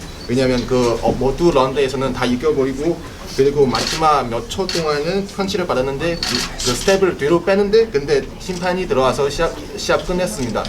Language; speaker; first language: Korean; non-native, learner; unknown